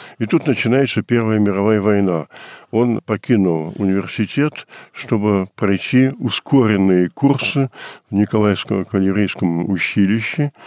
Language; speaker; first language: Russian; early bilingual, heritage; Russian